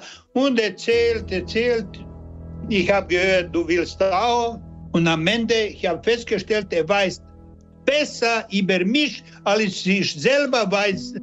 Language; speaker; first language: German; non-native, learner; Croatian